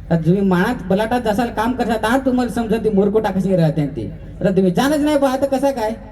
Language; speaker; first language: Marathi; native; Marathi